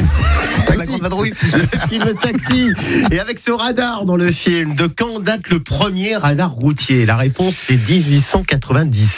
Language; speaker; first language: French; native; French